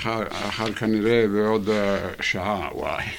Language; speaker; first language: Hebrew; non-native, fluent; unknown